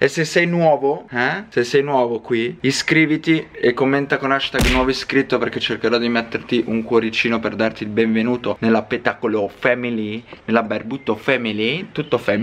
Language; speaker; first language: Italian; native; Italian